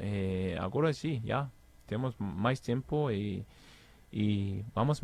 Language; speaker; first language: Portuguese; non-native, fluent; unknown